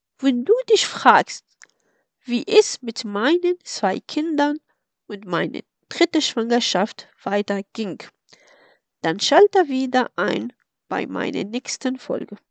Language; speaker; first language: German; non-native, fluent; Arabic